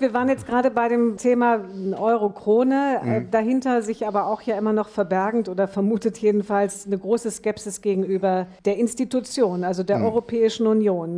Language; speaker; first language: German; native; German